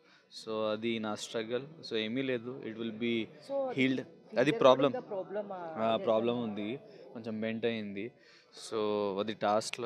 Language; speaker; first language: Telugu; non-native, local second language; Hindi